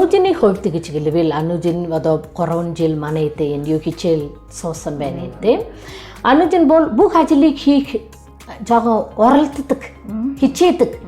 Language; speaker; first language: Mongolian; non-native, fluent; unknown